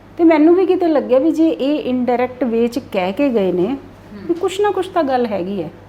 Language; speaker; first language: Punjabi; non-native, local second language; Hindi